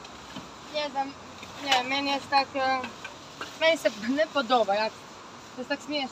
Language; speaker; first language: Polish; non-native, learner; Croatian